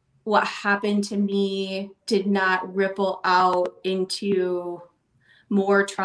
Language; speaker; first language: English; native; English